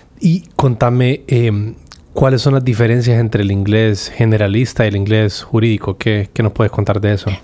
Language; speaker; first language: Spanish; native; Spanish